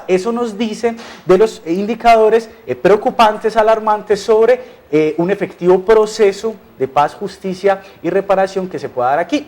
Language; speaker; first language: Spanish; native; Spanish